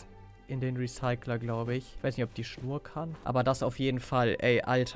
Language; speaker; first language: German; native; German